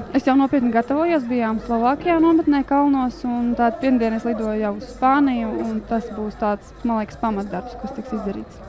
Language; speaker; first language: Latvian; native; Latvian